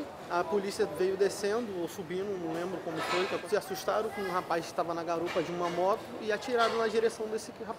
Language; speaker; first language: Portuguese; native; Portuguese